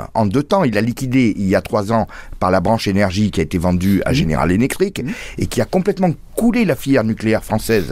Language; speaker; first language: French; native; French